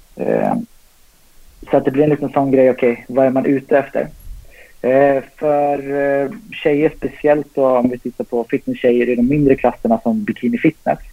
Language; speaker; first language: Swedish; native; Swedish